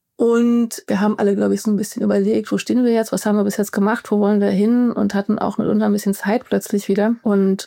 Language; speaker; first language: German; native; German